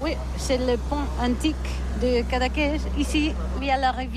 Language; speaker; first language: French; non-native, learner; Catalan